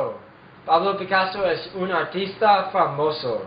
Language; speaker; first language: Spanish; non-native, learner; English